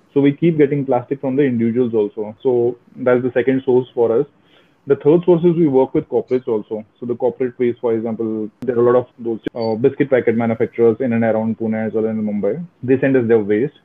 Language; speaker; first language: English; non-native, local second language; Kashmiri